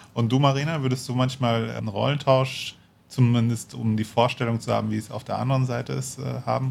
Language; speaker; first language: German; native; German